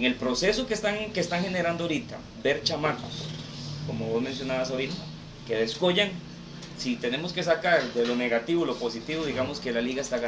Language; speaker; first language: Spanish; native; Spanish